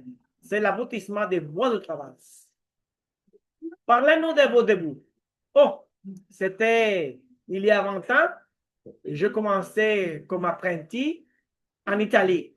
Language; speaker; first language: French; non-native, learner; Spanish